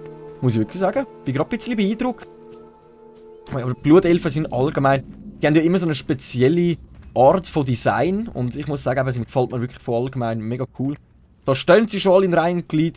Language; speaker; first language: German; native; German